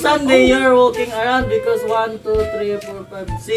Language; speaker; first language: English; non-native, learner; Filipino